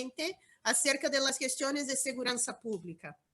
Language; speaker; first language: Spanish; non-native, learner; Portuguese